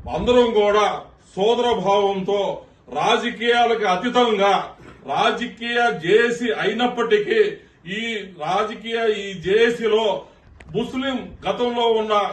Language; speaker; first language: Telugu; non-native, local second language; Urdu